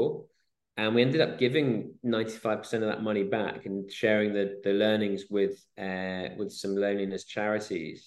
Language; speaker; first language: English; native; English